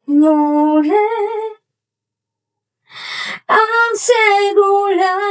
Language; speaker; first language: Hebrew; native; Hebrew